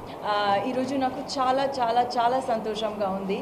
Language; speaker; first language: Telugu; non-native, local second language; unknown